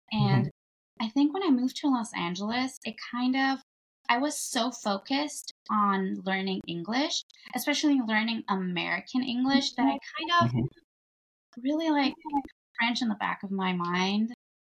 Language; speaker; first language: English; non-native, fluent; Bulgarian